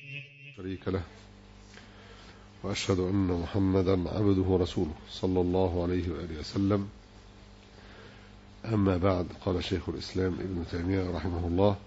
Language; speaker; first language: Arabic; native; Arabic